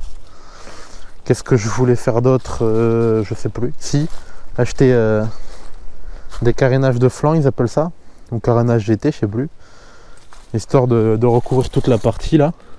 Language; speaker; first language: French; native; French